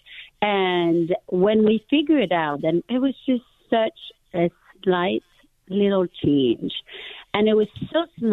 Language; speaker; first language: English; non-native, fluent; French